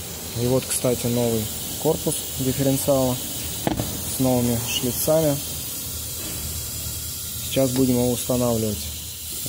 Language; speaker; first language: Russian; native; Russian